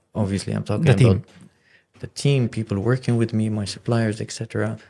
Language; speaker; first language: English; non-native, fluent; Arabic